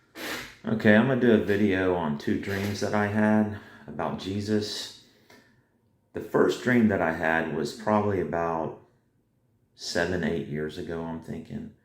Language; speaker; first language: English; native; English